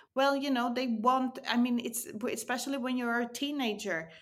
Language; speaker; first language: English; non-native, fluent; Swedish